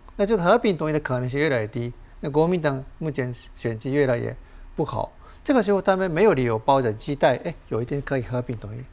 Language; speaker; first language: Chinese; non-native, fluent; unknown